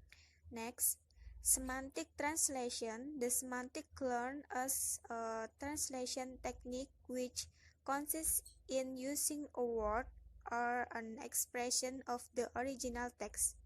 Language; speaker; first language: English; non-native, learner; Indonesian